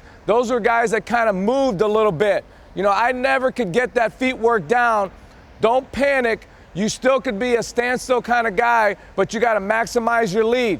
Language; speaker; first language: English; native; English